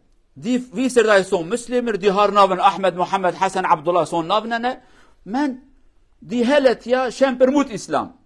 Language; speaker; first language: Norwegian; non-native, learner; Kurdish